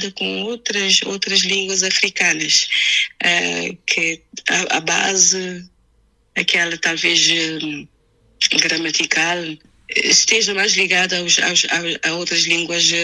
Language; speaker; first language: Portuguese; non-native, local second language; Kabuverdianu